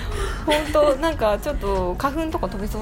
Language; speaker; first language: Japanese; native; Japanese